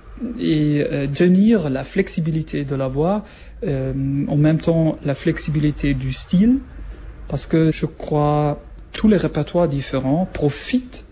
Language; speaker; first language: French; non-native, learner; German